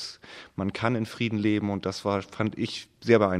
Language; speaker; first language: German; native; German